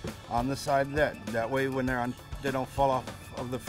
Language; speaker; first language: English; native; English